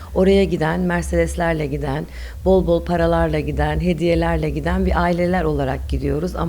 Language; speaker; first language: Turkish; early bilingual, other home language; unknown